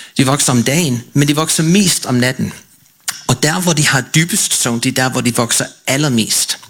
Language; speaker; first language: Danish; non-native, fluent; English